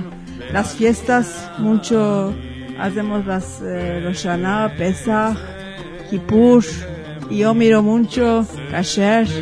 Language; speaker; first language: Spanish; early bilingual, heritage; Ladino